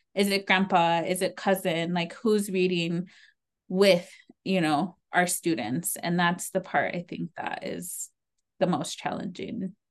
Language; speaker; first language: English; native; English